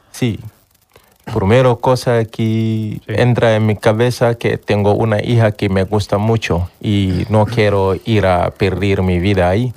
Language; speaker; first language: Spanish; non-native, learner; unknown